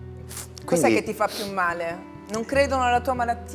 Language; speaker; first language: Italian; native; Italian